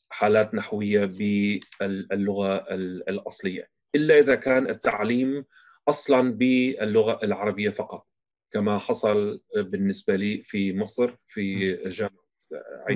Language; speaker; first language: Arabic; non-native, fluent; German